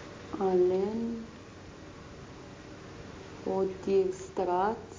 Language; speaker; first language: Dutch; non-native, learner; Arabic